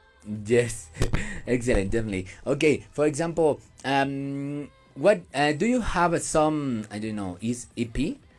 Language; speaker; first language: English; non-native, learner; Spanish